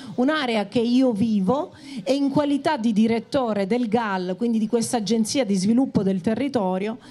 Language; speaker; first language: Italian; native; Italian